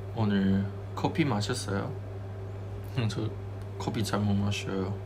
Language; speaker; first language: Korean; non-native, fluent; Chinese